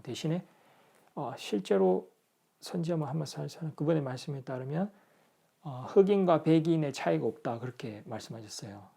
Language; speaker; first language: Korean; native; Korean